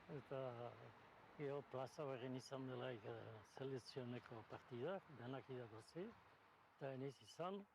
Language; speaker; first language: Basque; native; Basque